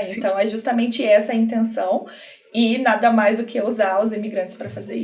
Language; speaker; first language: Portuguese; native; Portuguese